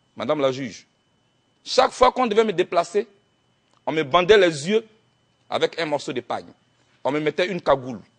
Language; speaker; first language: French; non-native, local second language; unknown